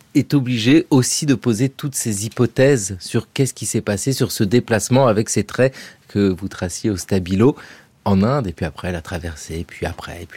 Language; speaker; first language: French; native; French